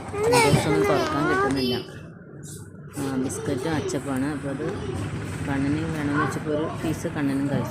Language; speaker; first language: Malayalam; native; Malayalam